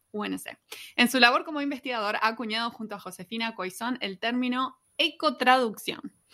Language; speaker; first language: Spanish; native; Spanish